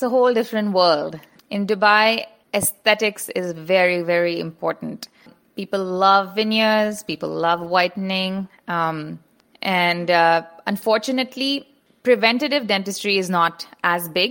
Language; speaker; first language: English; non-native, local second language; Hindi